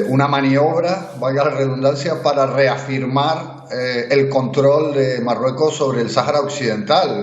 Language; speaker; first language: Spanish; native; Spanish